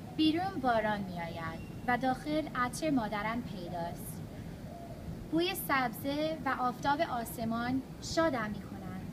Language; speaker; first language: Persian; early bilingual, heritage; English